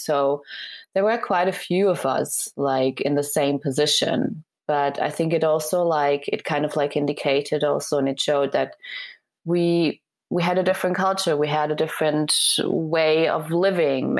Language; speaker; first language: English; non-native, fluent; Serbian